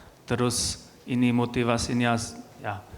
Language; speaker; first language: Indonesian; non-native, learner; German